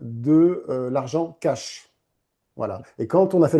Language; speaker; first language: French; native; French